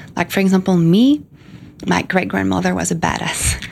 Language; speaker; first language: English; non-native, fluent; French